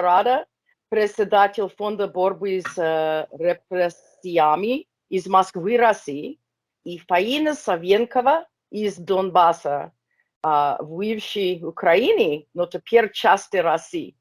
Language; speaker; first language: Russian; non-native, learner; English